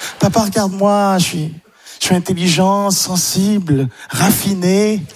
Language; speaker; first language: French; non-native, local second language; Haitian Creole